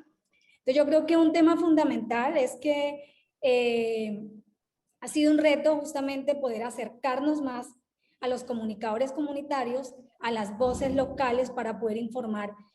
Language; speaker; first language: Spanish; native; Spanish